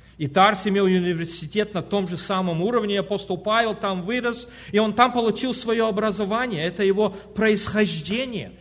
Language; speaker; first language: Russian; early bilingual, heritage; Russian